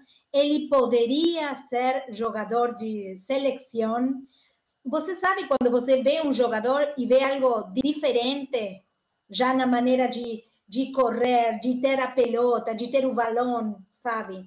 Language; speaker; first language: Portuguese; non-native, learner; Spanish